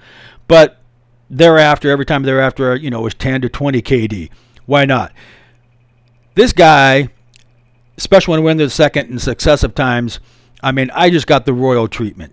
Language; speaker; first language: English; native; English